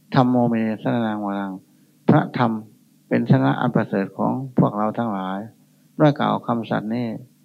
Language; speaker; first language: Thai; native; Thai